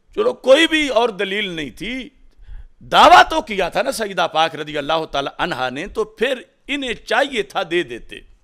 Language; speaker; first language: Urdu; non-native, local second language; Punjabi